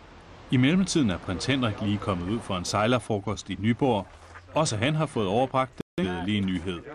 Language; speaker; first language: Danish; native; Danish